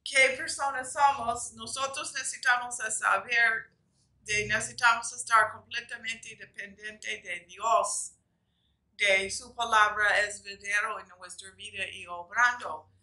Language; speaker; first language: Spanish; non-native, fluent; English